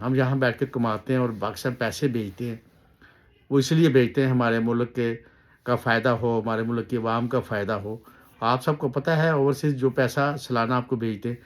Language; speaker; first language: Urdu; native; Urdu